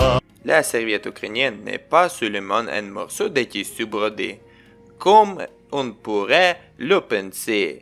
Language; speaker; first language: French; non-native, learner; Ukrainian